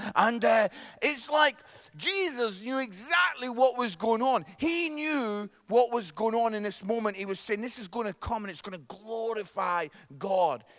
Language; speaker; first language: English; native; English